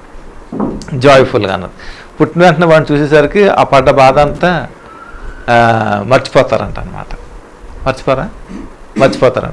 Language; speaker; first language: Telugu; native; Telugu